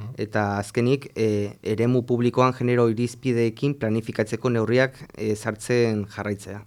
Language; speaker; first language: Basque; non-native, local second language; Spanish